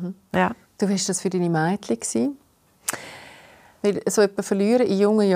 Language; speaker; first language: German; native; German